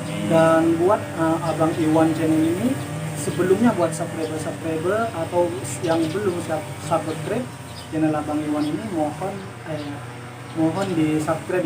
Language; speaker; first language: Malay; non-native, local second language; Madurese